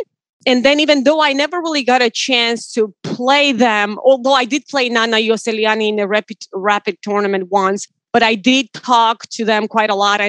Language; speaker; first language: English; non-native, fluent; Georgian